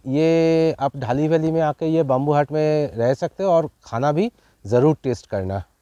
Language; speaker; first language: Hindi; non-native, local second language; Bangla